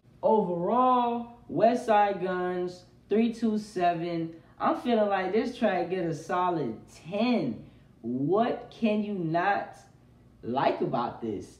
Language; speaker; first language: English; native; English